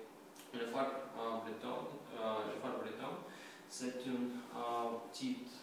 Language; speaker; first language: French; non-native, learner; Russian